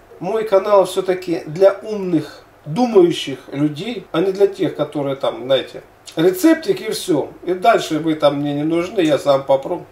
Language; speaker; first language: Russian; native; Russian